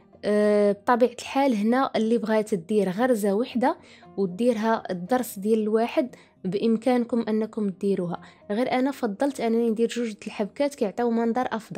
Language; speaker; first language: Arabic; native; Arabic